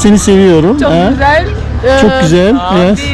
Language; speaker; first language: Turkish; non-native, learner; Albanian